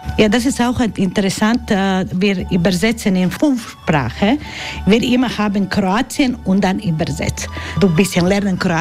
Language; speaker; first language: German; non-native, learner; Croatian